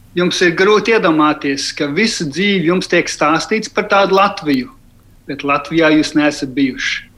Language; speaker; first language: Latvian; early bilingual, heritage; Latvian